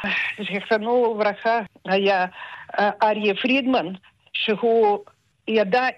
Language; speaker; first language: Hebrew; non-native, fluent; Russian